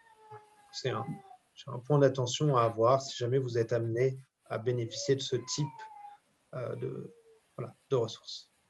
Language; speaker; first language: French; native; French